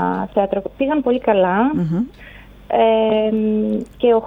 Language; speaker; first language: Greek; native; Greek